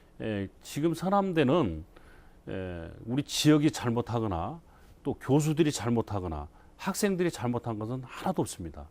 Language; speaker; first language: Korean; native; Korean